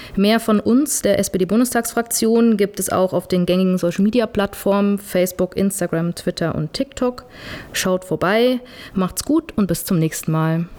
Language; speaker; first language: German; native; German